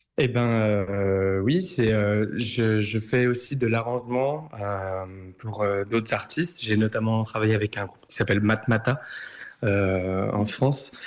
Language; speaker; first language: French; early bilingual, other home language; Turkish